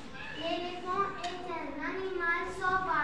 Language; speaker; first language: French; non-native, learner; Arabic